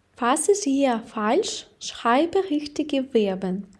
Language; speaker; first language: German; non-native, fluent; Ukrainian